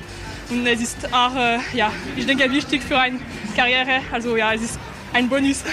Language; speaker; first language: German; non-native, local second language; French